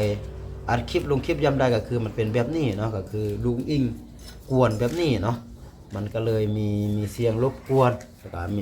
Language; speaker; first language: Thai; non-native, local second language; Lao